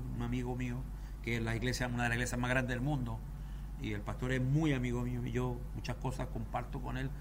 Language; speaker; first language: Spanish; native; Spanish